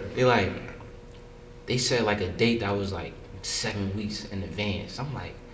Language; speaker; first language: English; native; English